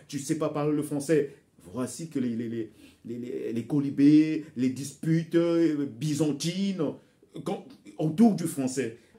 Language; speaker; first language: French; non-native, local second language; Bembe